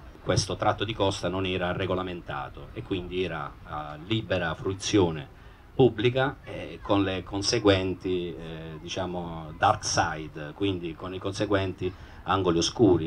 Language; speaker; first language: Italian; native; Italian